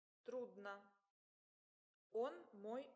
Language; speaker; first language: Russian; non-native, learner; English